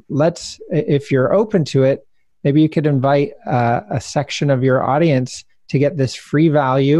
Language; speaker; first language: English; native; English